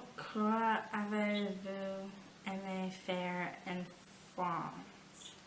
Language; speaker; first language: French; non-native, learner; English